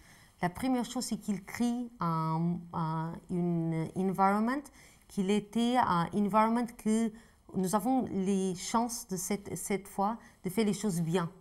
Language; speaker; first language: French; non-native, fluent; Portuguese